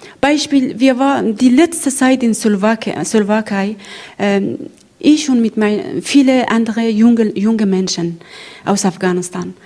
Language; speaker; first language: German; non-native, learner; Persian